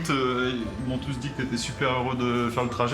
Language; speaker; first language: French; native; French